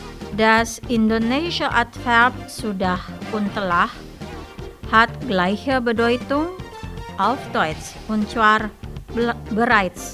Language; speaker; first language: German; non-native, fluent; Indonesian